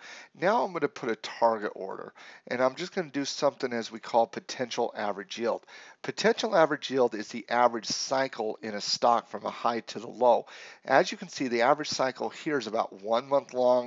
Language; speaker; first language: English; native; English